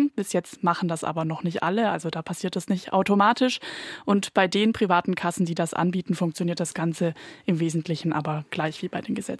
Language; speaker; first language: German; native; German